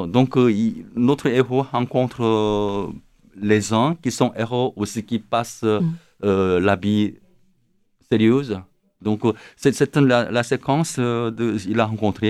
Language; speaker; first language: French; non-native, learner; Korean